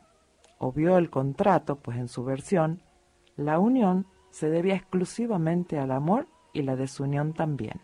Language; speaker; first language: Spanish; native; Spanish